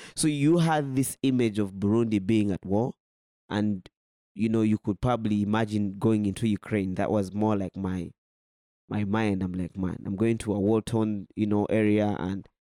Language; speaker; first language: English; non-native, local second language; Ganda